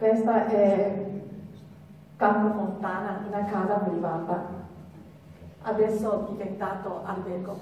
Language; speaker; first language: Italian; non-native, learner; Japanese